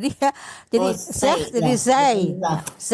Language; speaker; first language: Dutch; non-native, learner; Indonesian